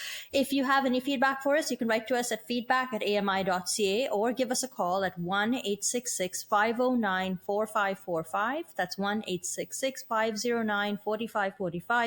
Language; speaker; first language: English; native; English